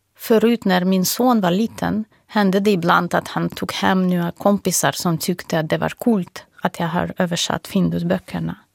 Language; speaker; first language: Swedish; non-native, fluent; Russian